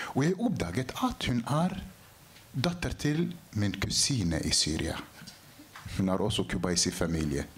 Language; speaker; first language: Norwegian; non-native, fluent; Arabic